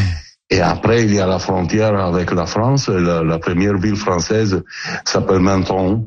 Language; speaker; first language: French; non-native, learner; Italian